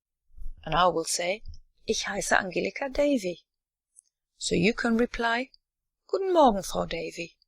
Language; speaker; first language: German; non-native, fluent; English